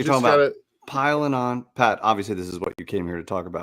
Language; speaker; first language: English; native; English